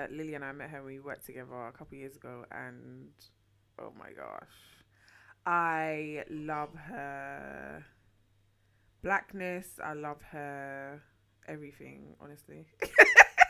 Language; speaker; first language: English; early bilingual, other home language; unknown